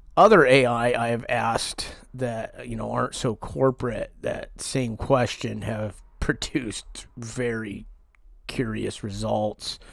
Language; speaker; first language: English; native; English